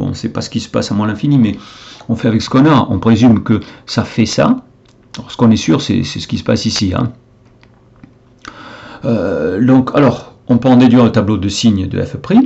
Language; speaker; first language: French; native; French